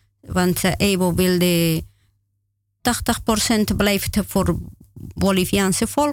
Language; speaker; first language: Dutch; non-native, learner; Spanish